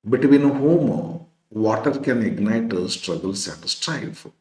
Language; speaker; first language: English; non-native, local second language; Kannada